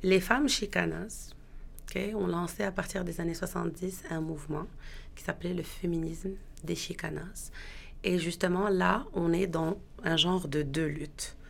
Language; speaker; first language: French; non-native, local second language; Arabic